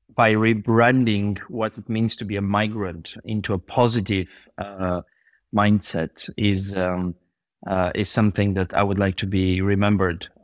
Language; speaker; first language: English; non-native, fluent; Bulgarian